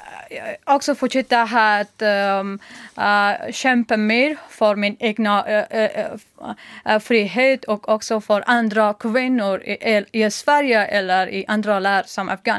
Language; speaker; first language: Swedish; non-native, learner; Persian